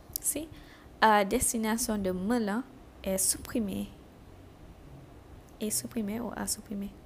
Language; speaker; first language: French; non-native, fluent; Malay